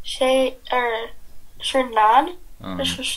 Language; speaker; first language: Chinese; non-native, learner; English